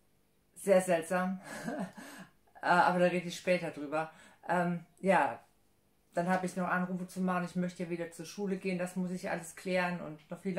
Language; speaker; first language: German; native; German